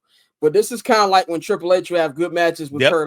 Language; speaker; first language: English; native; English